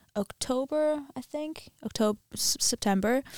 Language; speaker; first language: English; non-native, fluent; Armenian